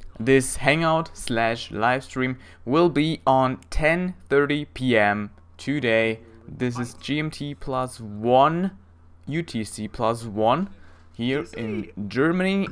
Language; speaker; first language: English; non-native, fluent; German